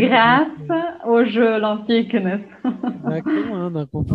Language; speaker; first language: French; non-native, fluent; Portuguese